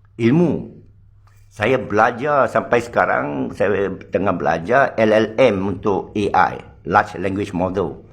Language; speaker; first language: Malay; non-native, local second language; Chinese